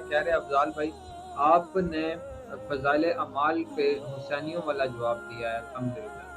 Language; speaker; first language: Urdu; native; Urdu